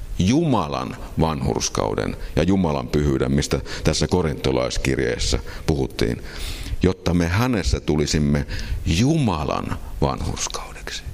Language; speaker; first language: Finnish; native; Finnish